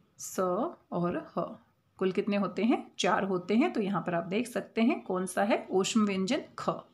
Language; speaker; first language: Hindi; native; Hindi